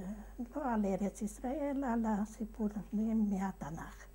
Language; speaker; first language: Hebrew; non-native, fluent; Hungarian